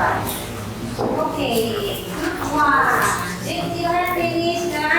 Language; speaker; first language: English; non-native, local second language; Indonesian